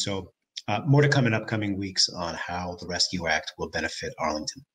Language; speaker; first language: English; native; English